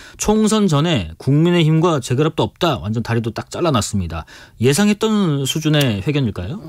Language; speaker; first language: Korean; native; Korean